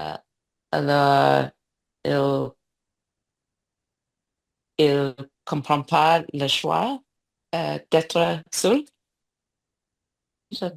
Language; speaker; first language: French; non-native, learner; English